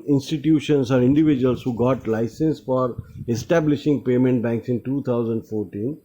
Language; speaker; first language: English; non-native, local second language; Marathi